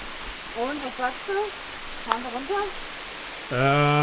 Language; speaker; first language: German; native; German